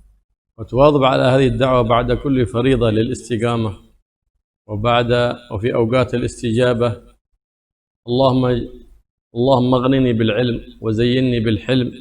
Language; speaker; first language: Arabic; native; Arabic